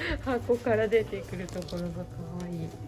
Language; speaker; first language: Japanese; native; Japanese